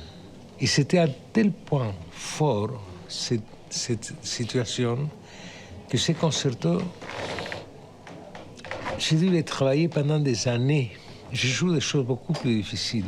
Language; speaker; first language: French; non-native, fluent; Spanish